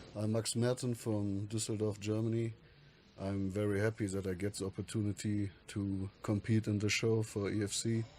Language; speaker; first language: English; non-native, fluent; German